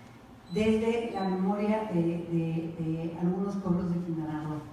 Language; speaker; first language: Spanish; native; Spanish